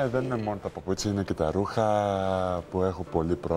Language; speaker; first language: Greek; early bilingual, heritage; Greek